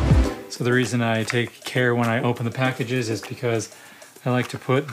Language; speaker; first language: English; native; English